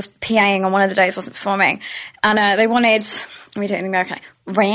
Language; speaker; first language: English; native; English